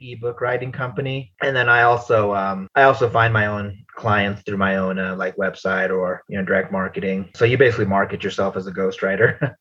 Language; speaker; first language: English; native; English